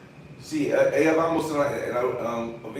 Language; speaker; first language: Spanish; non-native, learner; English